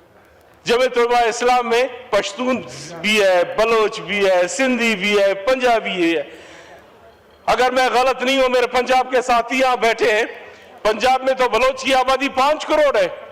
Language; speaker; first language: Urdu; non-native, local second language; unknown